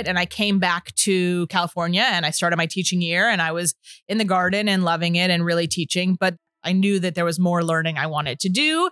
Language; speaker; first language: English; native; English